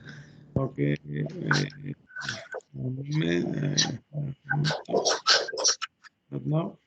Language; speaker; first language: English; non-native, fluent; Spanish